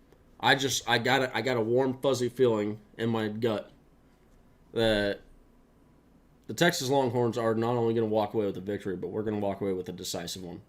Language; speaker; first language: English; native; English